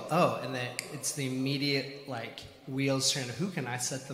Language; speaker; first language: English; native; English